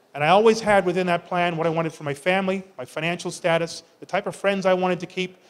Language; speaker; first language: English; native; English